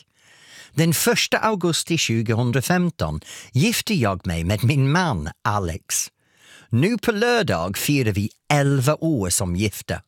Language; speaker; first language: Swedish; non-native, fluent; English